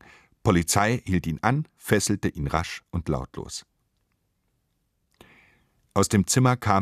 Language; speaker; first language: German; native; German